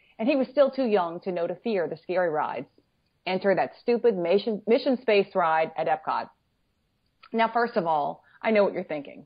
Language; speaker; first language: English; native; English